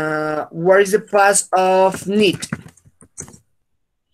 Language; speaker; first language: English; non-native, fluent; Spanish